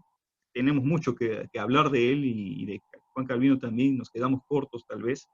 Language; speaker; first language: Spanish; native; Spanish